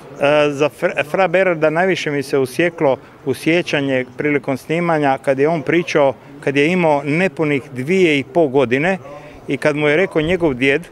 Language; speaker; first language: Croatian; native; Croatian